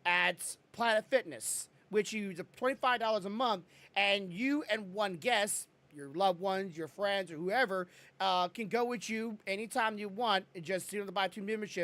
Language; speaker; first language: English; native; English